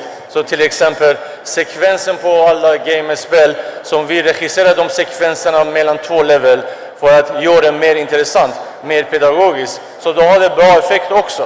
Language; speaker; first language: Swedish; non-native, fluent; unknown